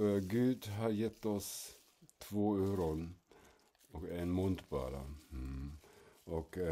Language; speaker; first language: Swedish; non-native, fluent; German